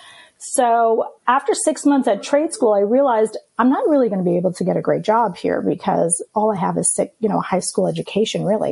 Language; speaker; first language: English; early bilingual, other home language; Greek